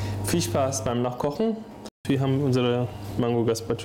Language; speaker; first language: German; non-native, fluent; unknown